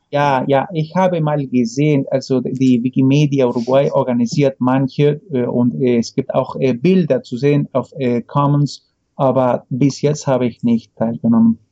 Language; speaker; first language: German; non-native, fluent; Spanish